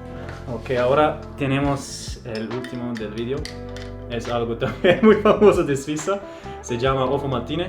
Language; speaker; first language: Spanish; non-native, fluent; German